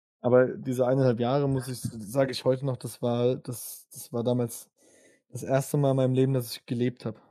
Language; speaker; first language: German; native; German